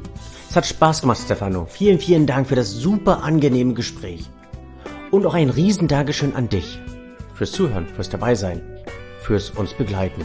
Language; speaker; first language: German; native; German